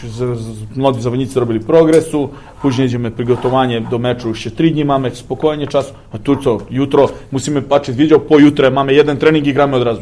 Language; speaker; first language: Polish; non-native, fluent; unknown